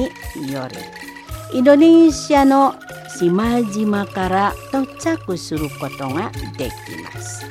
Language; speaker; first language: Japanese; non-native, fluent; Indonesian